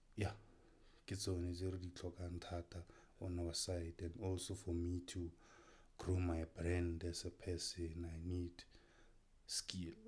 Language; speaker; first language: English; non-native, local second language; Tswana